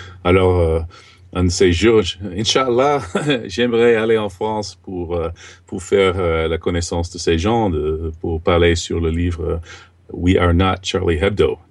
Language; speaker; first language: French; non-native, fluent; English